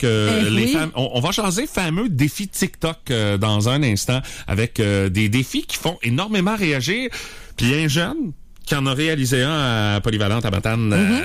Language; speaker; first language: French; native; French